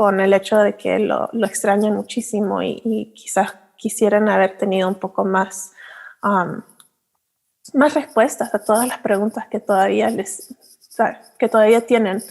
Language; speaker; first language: Spanish; early bilingual, heritage; Spanish